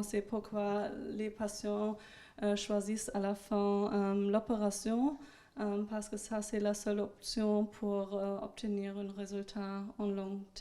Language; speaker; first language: French; non-native, fluent; German